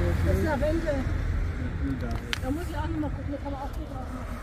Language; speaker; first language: German; native; German